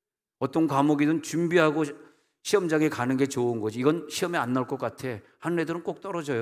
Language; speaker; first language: Korean; native; Korean